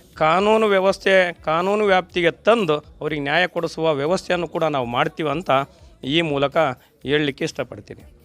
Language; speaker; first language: Kannada; native; Kannada